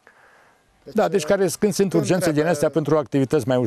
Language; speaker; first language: Romanian; native; Romanian